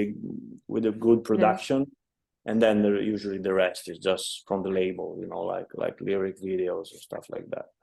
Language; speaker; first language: English; non-native, fluent; Italian